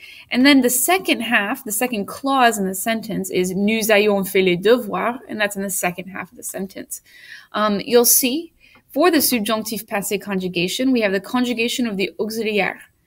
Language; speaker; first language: English; native; English